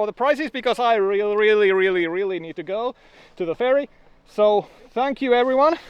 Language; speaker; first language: English; non-native, fluent; Finnish